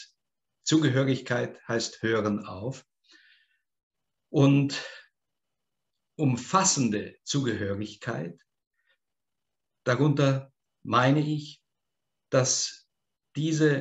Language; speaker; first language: German; native; German